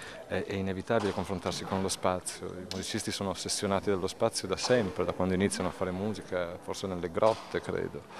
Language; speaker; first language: Italian; native; Italian